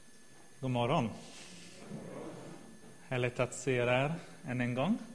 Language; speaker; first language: Swedish; non-native, fluent; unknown